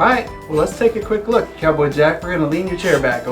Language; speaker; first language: English; native; English